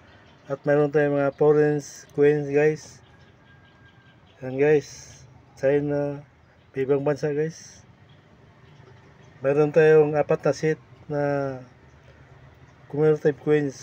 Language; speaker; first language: Filipino; native; Filipino